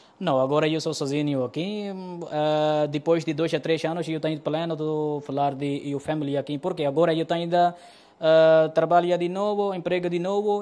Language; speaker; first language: Portuguese; non-native, learner; Punjabi